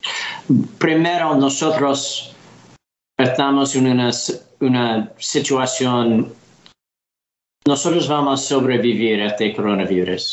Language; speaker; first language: Spanish; non-native, learner; English